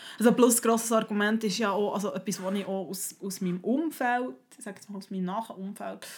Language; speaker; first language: German; native; German